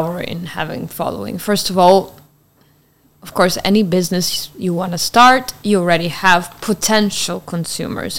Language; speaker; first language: English; non-native, fluent; Italian